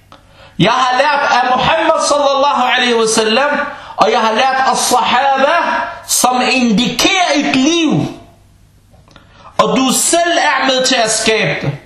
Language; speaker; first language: Danish; early bilingual, other home language; Arabic